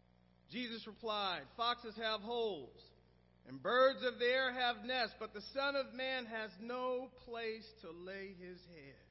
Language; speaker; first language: English; native; English